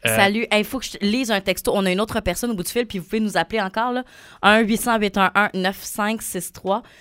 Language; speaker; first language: French; native; French